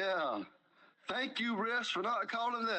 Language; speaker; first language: English; native; English